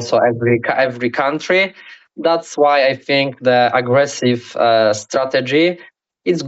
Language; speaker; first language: English; non-native, learner; Polish